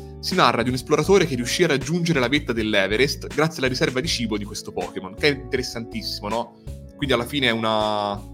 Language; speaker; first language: Italian; native; Italian